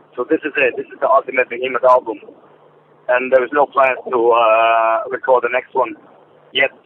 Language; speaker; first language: English; non-native, fluent; Polish